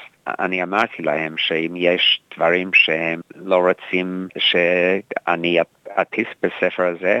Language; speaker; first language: Hebrew; non-native, fluent; English